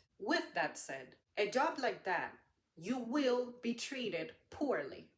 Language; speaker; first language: English; native; English